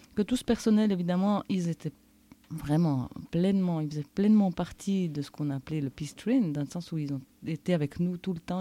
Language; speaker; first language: French; native; French